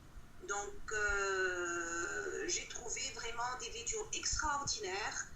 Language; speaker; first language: French; non-native, local second language; Arabic